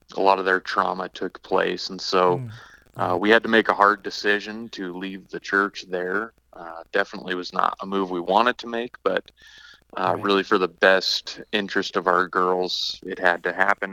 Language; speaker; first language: English; native; English